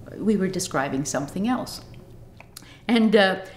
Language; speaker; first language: English; native; English